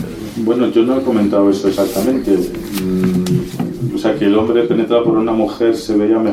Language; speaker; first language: Spanish; native; Spanish